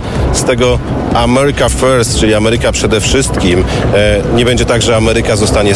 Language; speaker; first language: Polish; native; Polish